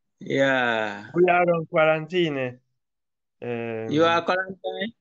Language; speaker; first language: English; non-native, learner; Italian